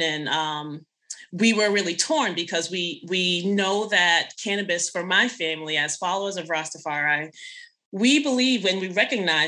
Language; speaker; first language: English; native; English